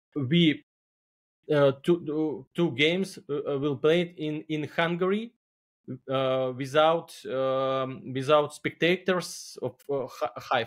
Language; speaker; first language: English; non-native, learner; Belarusian